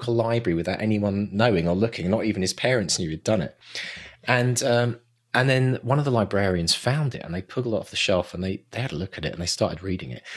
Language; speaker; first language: English; native; English